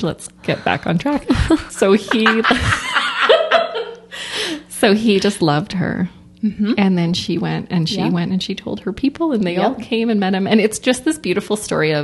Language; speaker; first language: English; native; English